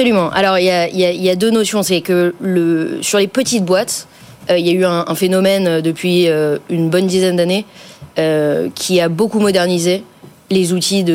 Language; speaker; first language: French; native; French